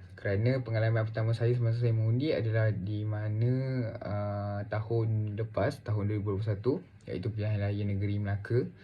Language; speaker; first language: Malay; native; Malay